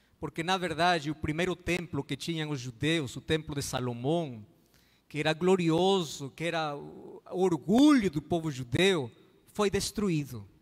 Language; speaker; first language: Portuguese; non-native, fluent; Spanish